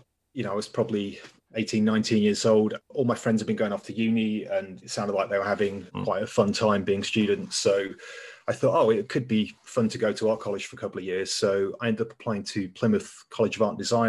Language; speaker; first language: English; native; English